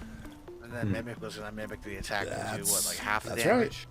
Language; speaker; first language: English; native; English